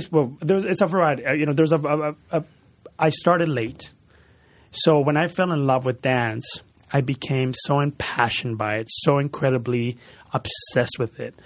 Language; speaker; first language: English; early bilingual, other home language; Spanish